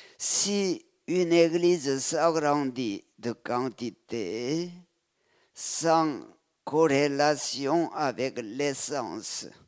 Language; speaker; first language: French; non-native, fluent; Korean